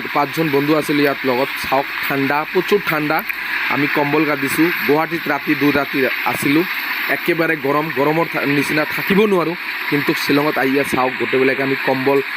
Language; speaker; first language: Assamese; non-native, local second language; Bangla